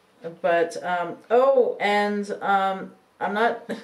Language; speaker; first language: English; native; English